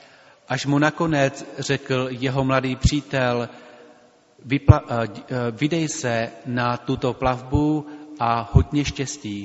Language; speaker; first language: Czech; native; Czech